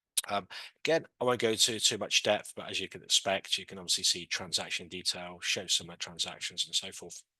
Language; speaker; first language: English; native; English